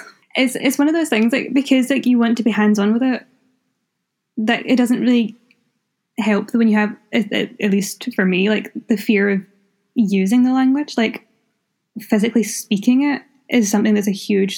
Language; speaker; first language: English; native; English